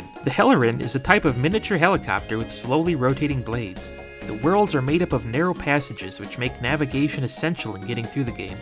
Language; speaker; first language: English; native; English